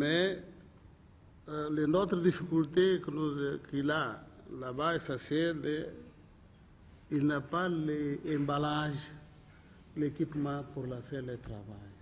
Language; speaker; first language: French; non-native, learner; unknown